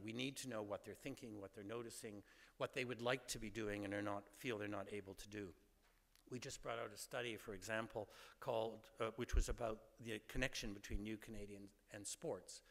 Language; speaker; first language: English; native; English